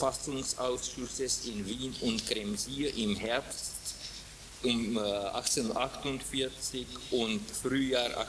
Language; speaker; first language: German; non-native, fluent; Czech